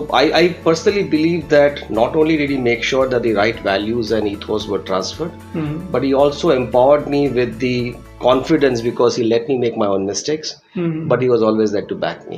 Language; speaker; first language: English; non-native, local second language; Gujarati